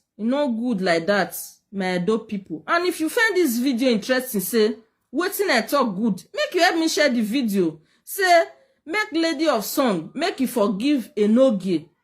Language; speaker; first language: Nigerian Pidgin; native; Nigerian Pidgin